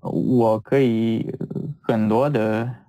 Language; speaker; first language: Chinese; non-native, learner; French